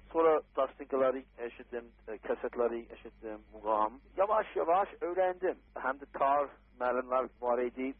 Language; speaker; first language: Azerbaijani; non-native, learner; English